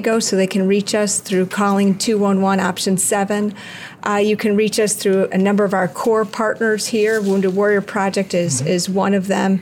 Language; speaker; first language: English; native; English